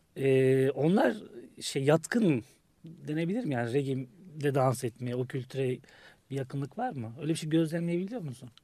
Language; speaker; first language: Turkish; native; Turkish